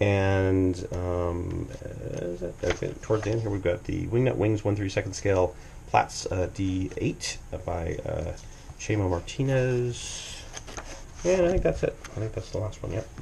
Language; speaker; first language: English; native; English